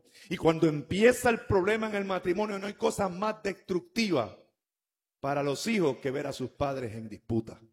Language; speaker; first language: Spanish; native; Spanish